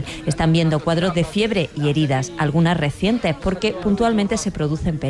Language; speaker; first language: Spanish; native; Spanish